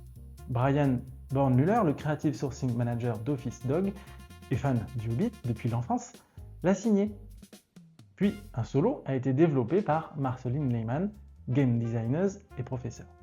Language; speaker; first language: French; native; French